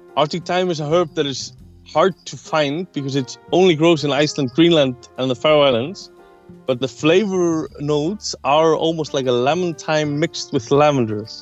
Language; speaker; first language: English; non-native, fluent; Icelandic